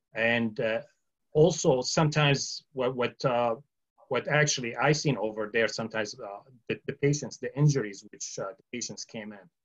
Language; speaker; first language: English; early bilingual, other home language; Arabic